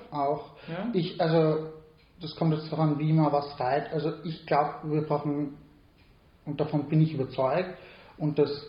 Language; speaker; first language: German; native; German